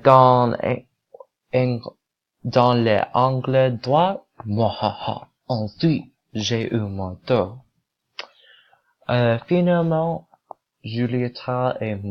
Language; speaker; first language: French; non-native, learner; English